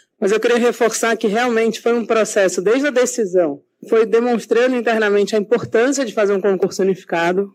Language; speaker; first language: Portuguese; native; Portuguese